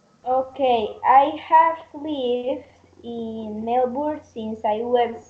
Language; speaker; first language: English; non-native, learner; Spanish